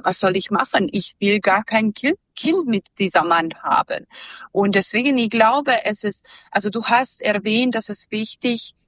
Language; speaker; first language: German; non-native, learner; Serbian